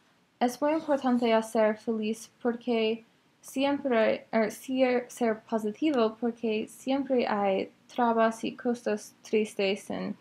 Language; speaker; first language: Spanish; non-native, learner; English